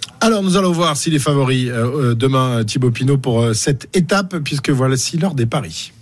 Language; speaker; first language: French; native; French